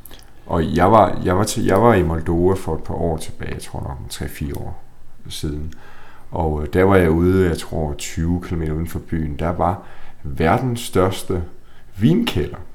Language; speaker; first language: Danish; native; Danish